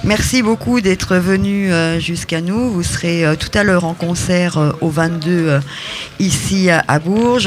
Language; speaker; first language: French; native; French